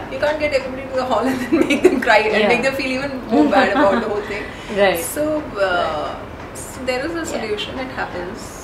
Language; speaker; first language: English; non-native, local second language; Hindi